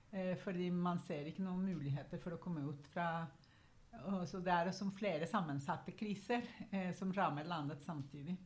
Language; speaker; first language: Norwegian; non-native, fluent; Spanish